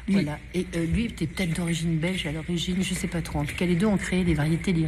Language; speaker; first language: French; native; French